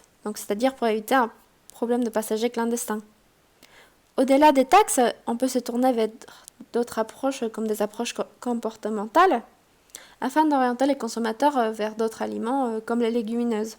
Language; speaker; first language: French; non-native, fluent; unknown